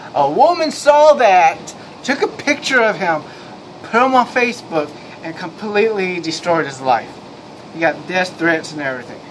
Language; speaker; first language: English; native; English